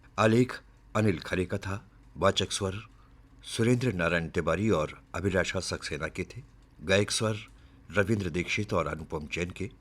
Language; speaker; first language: Hindi; native; Hindi